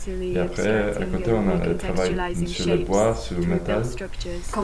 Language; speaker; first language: French; non-native, learner; Polish